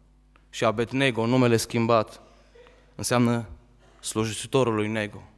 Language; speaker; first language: Romanian; native; Romanian